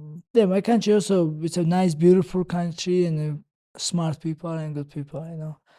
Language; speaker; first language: English; non-native, learner; Georgian